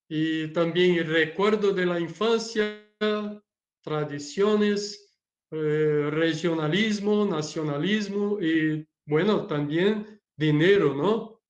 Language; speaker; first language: Spanish; non-native, learner; Portuguese